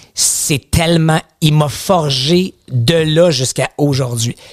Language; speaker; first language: French; native; French